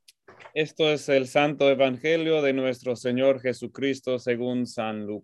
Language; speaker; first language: Spanish; non-native, fluent; English